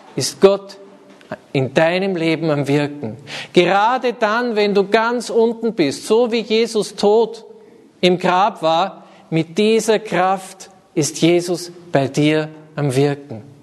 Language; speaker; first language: German; native; German